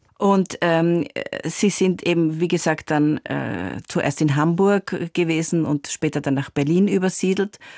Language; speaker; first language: German; native; German